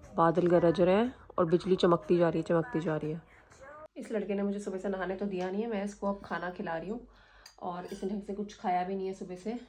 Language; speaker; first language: Hindi; native; Hindi